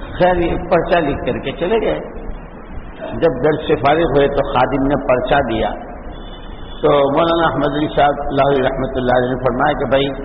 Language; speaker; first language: Urdu; native; Urdu